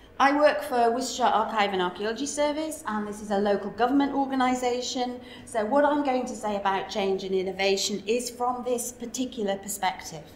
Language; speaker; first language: English; native; English